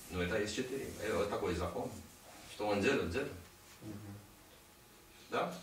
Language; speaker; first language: Russian; non-native, learner; Hindi